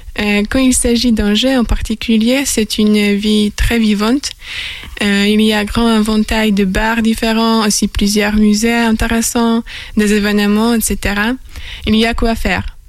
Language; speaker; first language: French; non-native, fluent; Polish